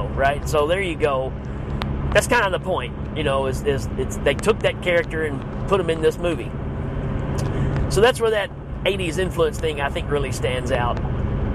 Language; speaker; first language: English; native; English